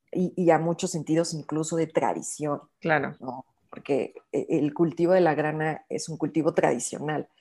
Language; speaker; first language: Spanish; native; Spanish